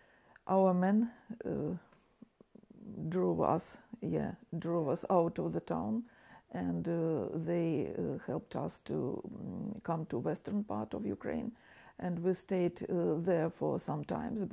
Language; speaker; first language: English; non-native, fluent; Ukrainian